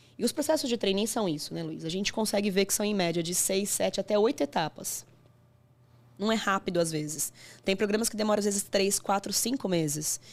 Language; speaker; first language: Portuguese; native; Portuguese